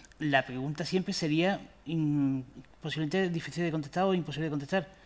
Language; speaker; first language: Spanish; native; Spanish